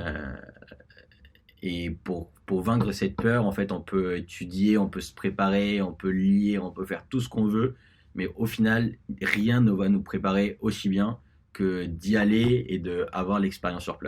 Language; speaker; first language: French; early bilingual, other home language; Spanish